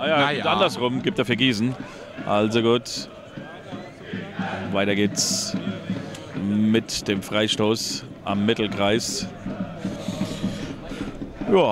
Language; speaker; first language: German; native; German